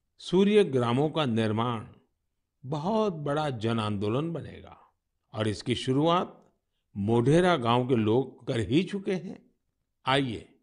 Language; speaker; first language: Hindi; non-native, local second language; Gujarati